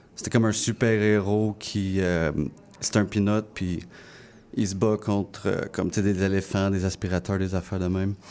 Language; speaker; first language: French; non-native, local second language; English